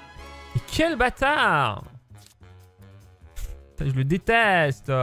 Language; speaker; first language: French; native; French